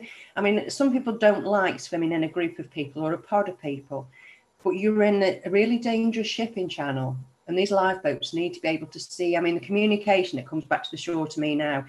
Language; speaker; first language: English; native; English